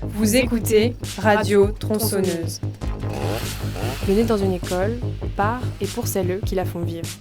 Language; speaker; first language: French; native; French